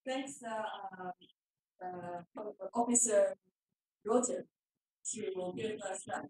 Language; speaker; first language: English; non-native, fluent; Chinese